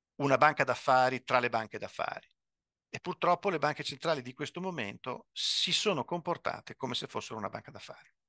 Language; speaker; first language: Italian; native; Italian